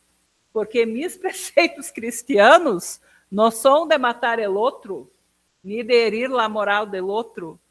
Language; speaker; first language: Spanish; non-native, learner; Portuguese